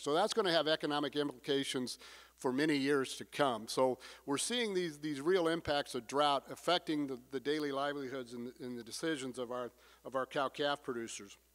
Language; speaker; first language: English; native; English